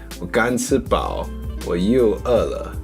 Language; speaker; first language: Chinese; non-native, learner; English